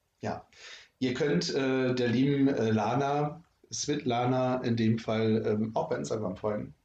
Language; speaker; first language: German; native; German